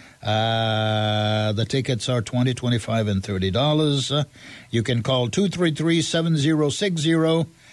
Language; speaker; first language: English; early bilingual, other home language; French